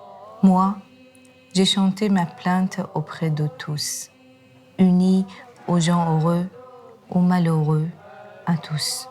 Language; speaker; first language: French; non-native, fluent; Persian